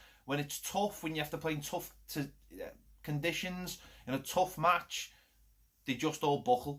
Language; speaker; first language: English; native; English